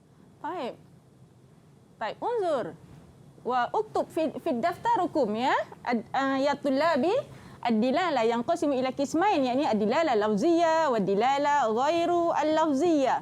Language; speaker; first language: Arabic; non-native, fluent; Malay